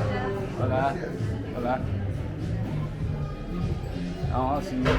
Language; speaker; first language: Spanish; early bilingual, heritage; English